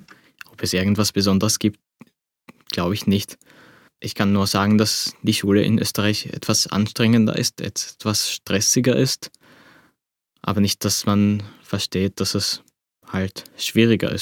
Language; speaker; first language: German; non-native, fluent; Arabic